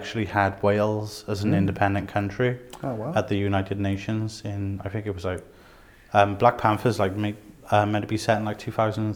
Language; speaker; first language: English; native; English